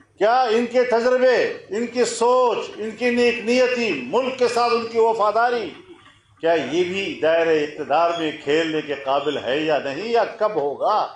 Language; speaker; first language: Urdu; non-native, local second language; Pashto